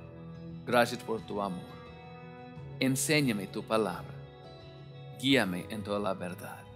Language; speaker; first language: Spanish; non-native, learner; English